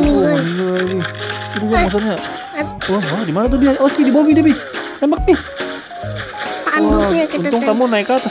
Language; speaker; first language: Indonesian; native; Indonesian